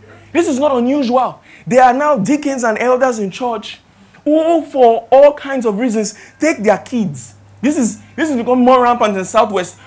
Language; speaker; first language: English; non-native, local second language; Yoruba